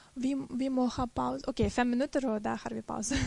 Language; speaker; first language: Norwegian; non-native, fluent; Dutch